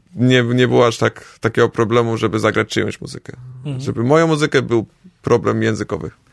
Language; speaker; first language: Polish; native; Polish